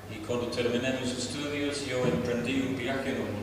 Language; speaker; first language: Spanish; non-native, fluent; English